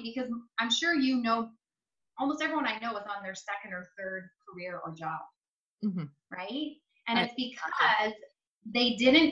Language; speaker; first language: English; native; English